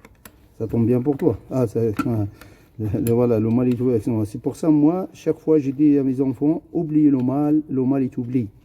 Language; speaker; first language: French; non-native, fluent; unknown